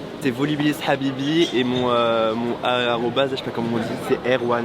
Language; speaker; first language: French; native; French